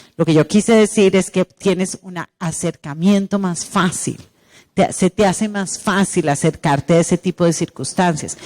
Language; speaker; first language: Spanish; native; Spanish